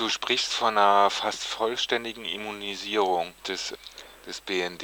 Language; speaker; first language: German; native; German